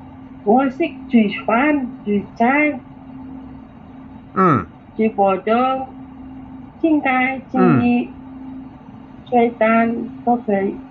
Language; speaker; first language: Cantonese; non-native, learner; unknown